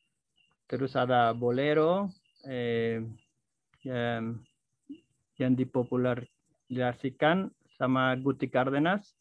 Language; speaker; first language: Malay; non-native, fluent; Spanish